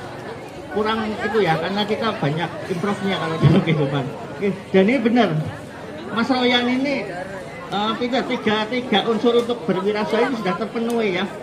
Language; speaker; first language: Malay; non-native, local second language; Javanese